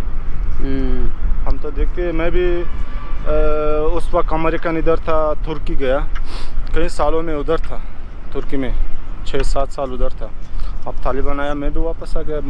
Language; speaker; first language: Hindi; non-native, learner; Pashto